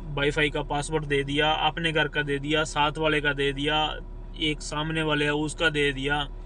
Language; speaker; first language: Hindi; non-native, local second language; Punjabi